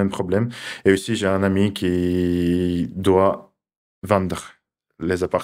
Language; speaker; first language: French; non-native, fluent; Russian